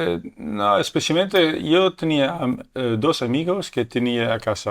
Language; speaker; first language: Spanish; non-native, learner; Dutch